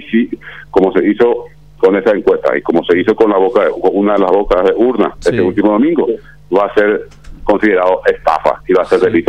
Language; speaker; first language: Spanish; native; Spanish